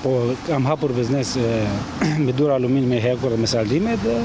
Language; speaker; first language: Albanian; non-native, learner; Arabic